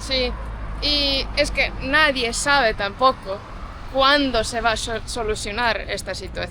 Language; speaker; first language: Spanish; non-native, fluent; Estonian